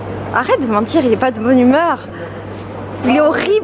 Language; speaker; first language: French; native; French